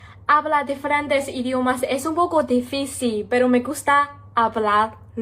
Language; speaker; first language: Spanish; non-native, learner; Burmese